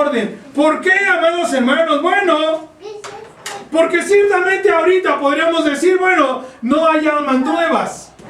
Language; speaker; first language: Spanish; native; Spanish